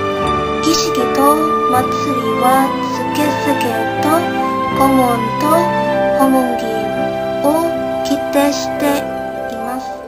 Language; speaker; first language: Japanese; non-native, learner; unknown